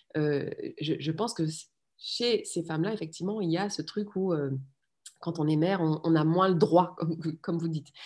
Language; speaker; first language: French; early bilingual, other home language; Riffian